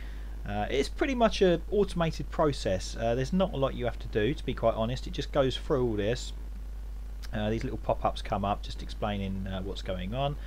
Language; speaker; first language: English; native; English